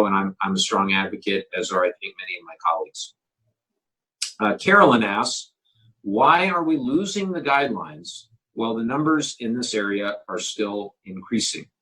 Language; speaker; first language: English; native; English